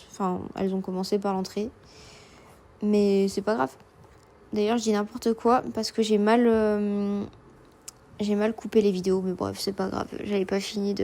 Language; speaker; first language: French; native; French